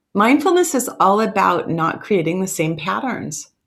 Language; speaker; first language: English; early bilingual, other home language; Italian